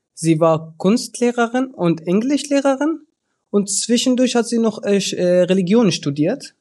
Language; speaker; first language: German; early bilingual, other home language; Arabic